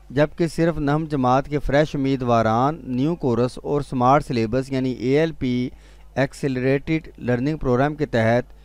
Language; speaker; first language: Urdu; non-native, local second language; Punjabi